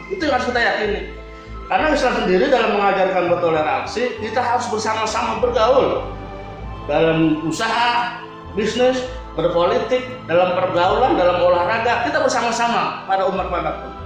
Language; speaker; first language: Indonesian; native; Indonesian